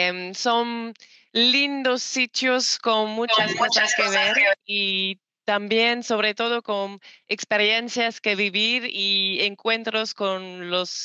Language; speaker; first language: Spanish; non-native, learner; French